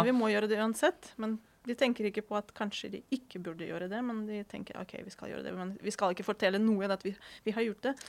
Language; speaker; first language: Norwegian; non-native, fluent; Ukrainian